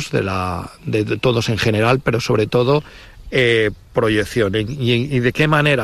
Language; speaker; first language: Spanish; native; Spanish